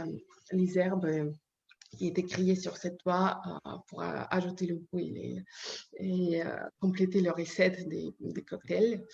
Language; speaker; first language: French; non-native, learner; Ukrainian